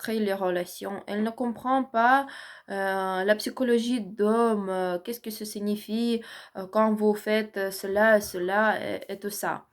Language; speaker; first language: French; non-native, learner; Ukrainian